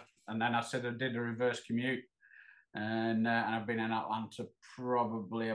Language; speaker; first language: English; native; English